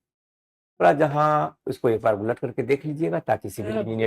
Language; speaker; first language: Hindi; native; Hindi